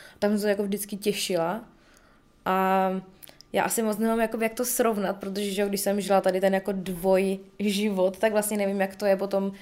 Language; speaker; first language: Czech; early bilingual, other home language; Bulgarian